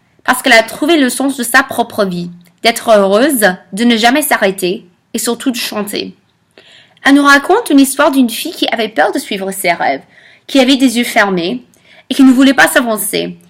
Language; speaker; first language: French; non-native, fluent; English